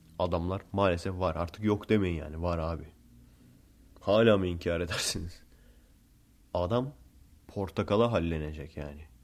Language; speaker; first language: Turkish; early bilingual, heritage; Turkish